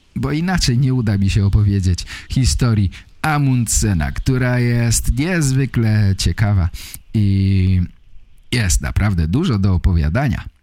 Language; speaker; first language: Polish; native; Polish